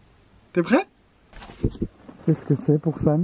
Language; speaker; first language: French; native; French